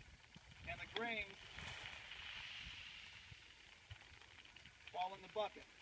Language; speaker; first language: English; native; English